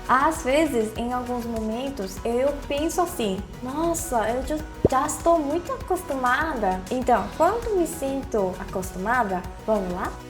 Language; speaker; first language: Portuguese; non-native, fluent; Korean